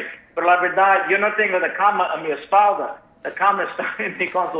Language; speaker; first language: Spanish; non-native, fluent; English